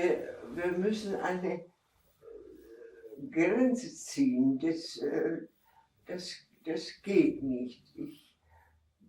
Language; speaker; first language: German; non-native, fluent; Czech